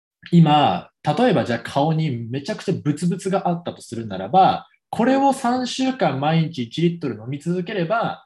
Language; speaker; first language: Japanese; native; Japanese